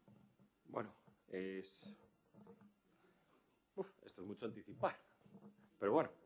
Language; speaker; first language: Spanish; native; Spanish